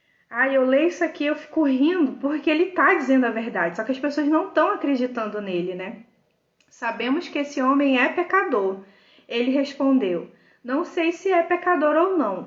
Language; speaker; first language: Portuguese; native; Portuguese